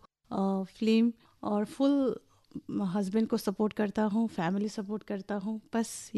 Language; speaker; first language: Hindi; non-native, local second language; Bangla